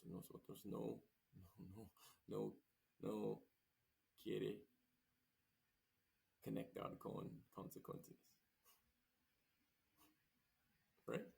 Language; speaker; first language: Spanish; non-native, learner; English